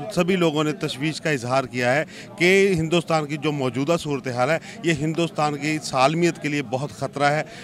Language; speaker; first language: Hindi; native; Hindi